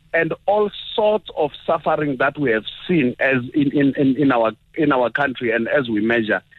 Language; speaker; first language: English; non-native, local second language; Tsonga